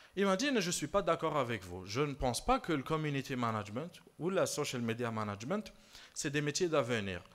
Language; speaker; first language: French; non-native, local second language; Arabic